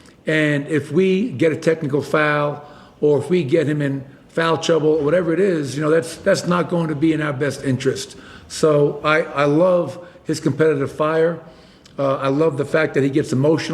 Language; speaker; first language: English; native; English